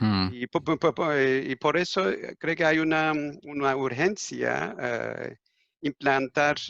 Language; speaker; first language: Spanish; non-native, fluent; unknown